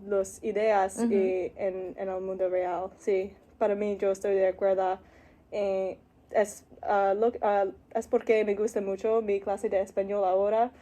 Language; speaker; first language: Spanish; non-native, learner; English